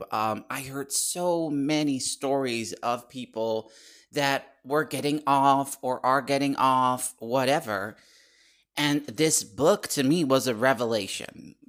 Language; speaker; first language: English; non-native, fluent; Dutch